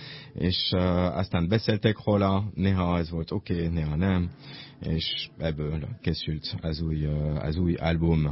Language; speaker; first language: Hungarian; non-native, learner; French